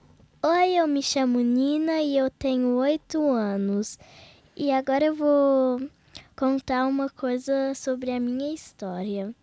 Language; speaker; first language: Portuguese; early bilingual, heritage; Portuguese